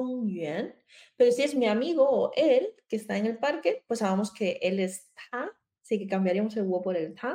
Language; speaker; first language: Spanish; early bilingual, other home language; Chinese